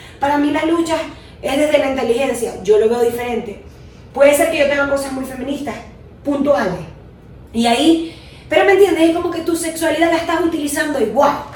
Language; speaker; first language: Spanish; native; Spanish